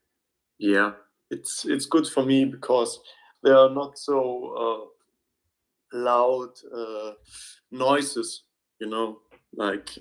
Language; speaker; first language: English; non-native, learner; German